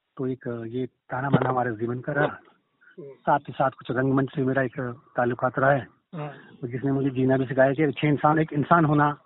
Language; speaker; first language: Hindi; native; Hindi